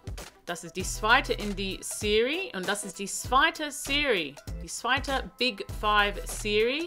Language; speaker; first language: German; non-native, learner; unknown